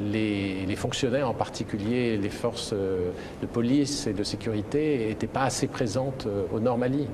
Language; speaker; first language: French; native; French